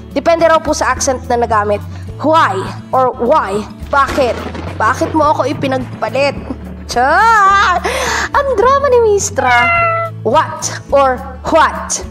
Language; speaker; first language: Filipino; native; Filipino